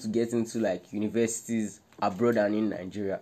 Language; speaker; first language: English; non-native, local second language; Yoruba